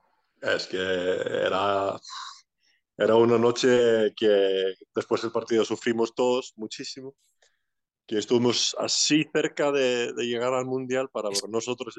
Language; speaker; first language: Spanish; non-native, fluent; Icelandic